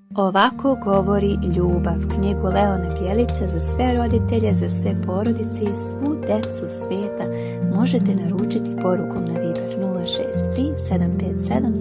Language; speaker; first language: Croatian; native; Croatian